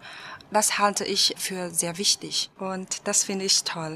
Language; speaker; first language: German; non-native, fluent; Vietnamese